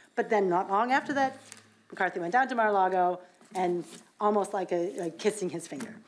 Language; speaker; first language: English; native; English